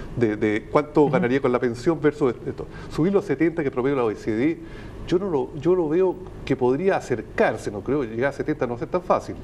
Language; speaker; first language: Spanish; native; Spanish